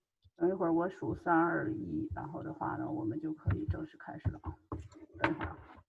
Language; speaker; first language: Chinese; native; Chinese